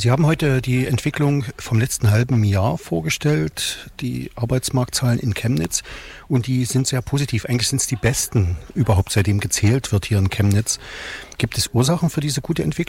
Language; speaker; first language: German; native; German